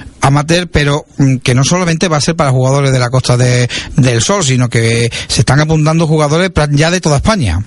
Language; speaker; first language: Spanish; native; Spanish